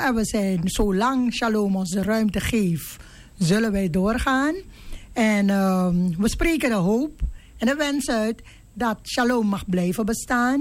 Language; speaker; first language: Dutch; native; Dutch